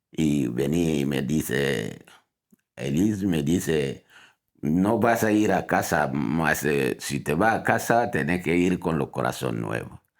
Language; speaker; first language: Spanish; non-native, fluent; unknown